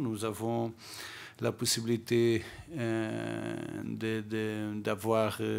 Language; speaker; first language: French; non-native, learner; Portuguese